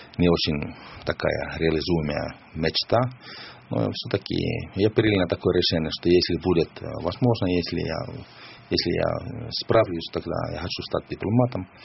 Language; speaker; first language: Russian; non-native, fluent; Finnish